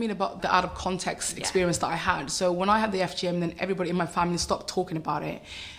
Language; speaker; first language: English; native; English